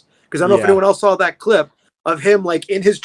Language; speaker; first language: English; native; English